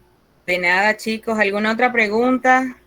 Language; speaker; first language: Spanish; native; Spanish